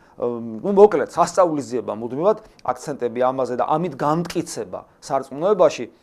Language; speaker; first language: Georgian; native; Georgian